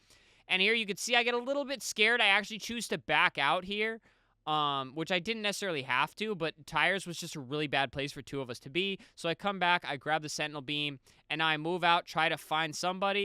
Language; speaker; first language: English; native; English